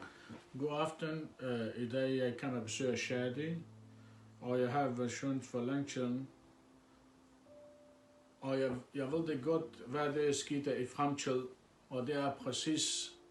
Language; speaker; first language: Danish; non-native, learner; Arabic